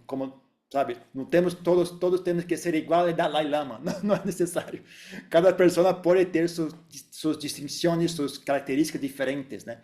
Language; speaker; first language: Spanish; non-native, fluent; Portuguese